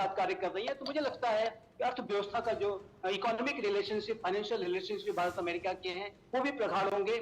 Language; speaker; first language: Hindi; native; Hindi